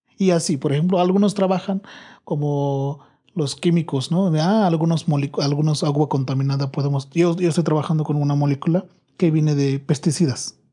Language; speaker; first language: Spanish; non-native, learner; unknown